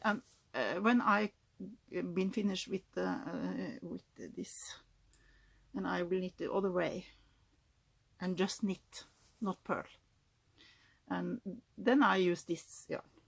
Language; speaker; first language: English; non-native, learner; Norwegian